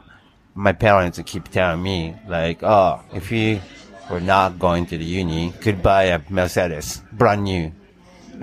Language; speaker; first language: English; non-native, fluent; Japanese